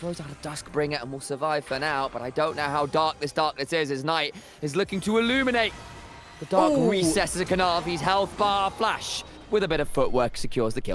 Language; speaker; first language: English; native; English